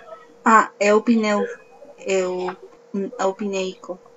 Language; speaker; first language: Portuguese; non-native, fluent; Spanish